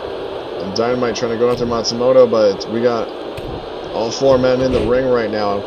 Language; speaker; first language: English; native; English